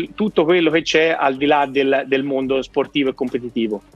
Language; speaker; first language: Italian; native; Italian